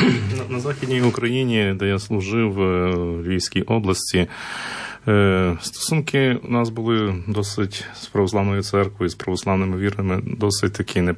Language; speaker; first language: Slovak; non-native, learner; Ukrainian